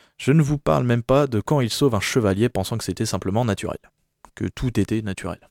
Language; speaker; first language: French; native; French